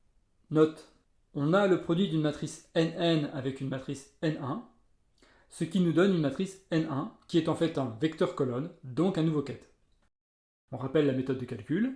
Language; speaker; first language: French; native; French